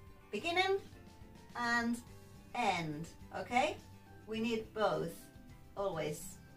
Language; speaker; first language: English; non-native, fluent; Spanish